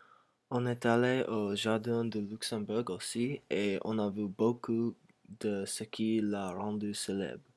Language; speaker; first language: French; non-native, learner; English